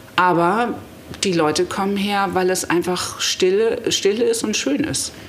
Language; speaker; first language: German; native; German